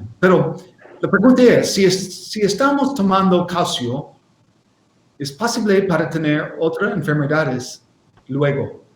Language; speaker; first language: Spanish; non-native, learner; English